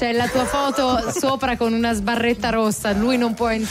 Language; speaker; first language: Italian; native; Italian